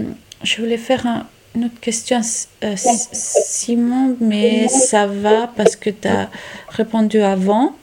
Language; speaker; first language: French; non-native, fluent; Italian